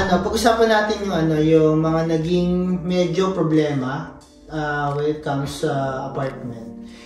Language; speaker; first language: Filipino; native; Filipino